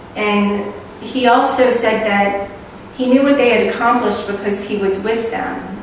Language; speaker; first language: English; native; English